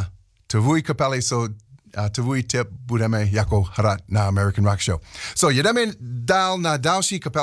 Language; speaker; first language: Czech; non-native, learner; English